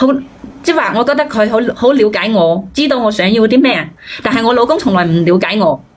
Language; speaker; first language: Cantonese; native; Cantonese